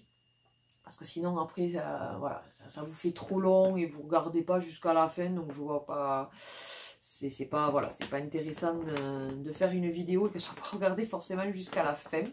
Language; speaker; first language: French; native; French